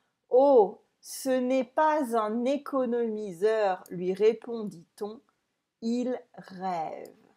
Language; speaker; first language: French; native; French